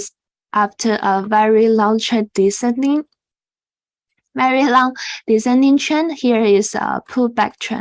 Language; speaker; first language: English; non-native, fluent; Chinese